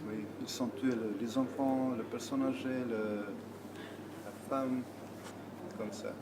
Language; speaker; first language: French; non-native, learner; Albanian